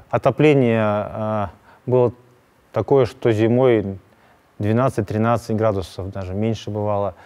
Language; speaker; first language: Russian; native; Russian